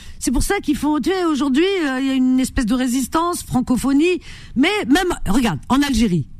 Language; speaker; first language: French; native; French